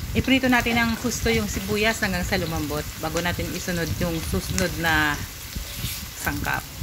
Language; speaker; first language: Filipino; non-native, local second language; Bikol